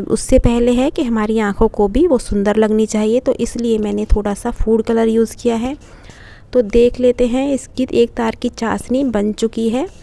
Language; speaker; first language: Hindi; native; Hindi